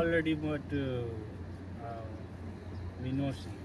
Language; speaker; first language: English; non-native, learner; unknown